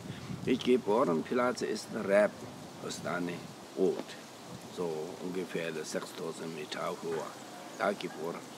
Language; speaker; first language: German; non-native, learner; Tibetan